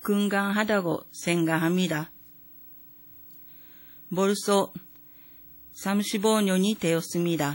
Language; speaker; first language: Korean; non-native, fluent; Japanese